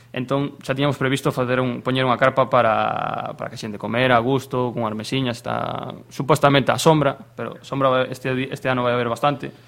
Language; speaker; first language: Galician; native; Galician